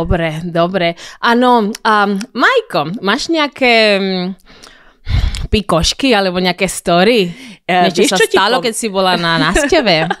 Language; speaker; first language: Slovak; non-native, fluent; Spanish